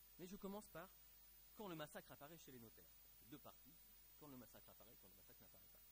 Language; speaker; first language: French; native; French